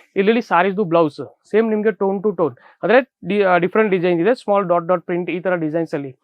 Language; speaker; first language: Kannada; non-native, fluent; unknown